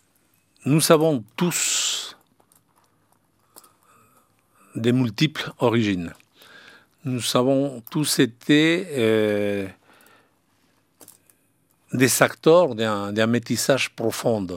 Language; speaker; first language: French; non-native, fluent; Spanish